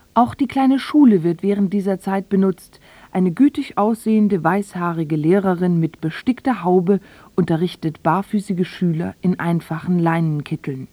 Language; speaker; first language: German; native; German